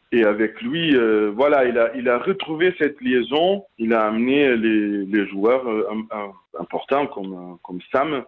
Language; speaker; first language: French; non-native, fluent; Portuguese